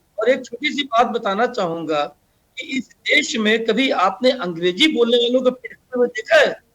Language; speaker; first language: Hindi; native; Hindi